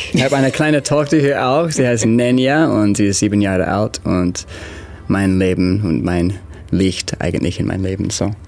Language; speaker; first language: German; non-native, learner; English